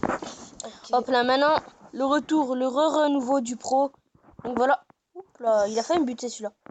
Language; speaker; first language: French; native; French